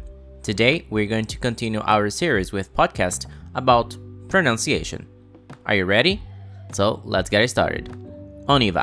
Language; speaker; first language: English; non-native, fluent; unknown